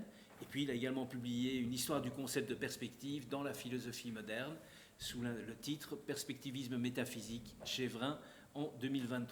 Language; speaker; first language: French; native; French